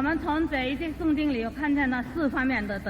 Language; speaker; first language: Chinese; native; Chinese